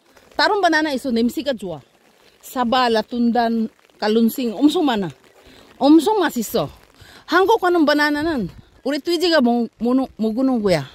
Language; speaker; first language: Korean; non-native, learner; Filipino